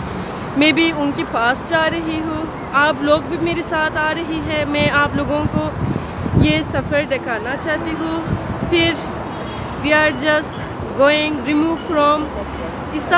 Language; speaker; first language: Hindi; non-native, learner; Turkish